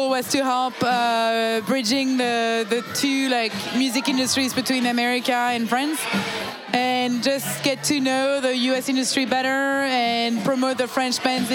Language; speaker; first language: English; non-native, fluent; French